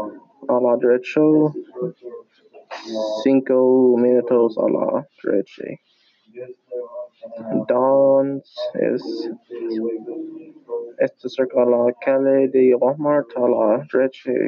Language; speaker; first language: Spanish; non-native, learner; English